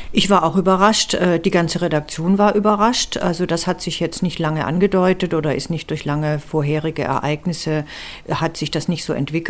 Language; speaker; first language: German; native; German